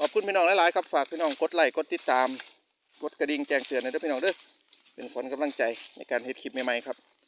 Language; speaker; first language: Thai; native; Thai